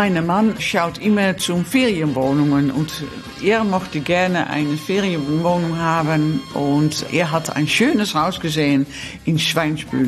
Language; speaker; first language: German; non-native, learner; Dutch